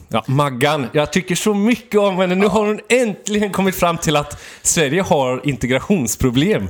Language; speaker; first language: Swedish; native; Swedish